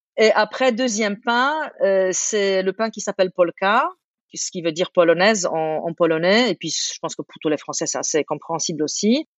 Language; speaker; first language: French; non-native, fluent; Polish